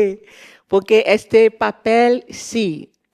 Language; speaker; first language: Spanish; non-native, learner; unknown